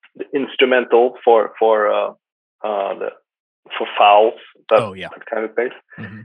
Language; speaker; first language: English; non-native, fluent; Swedish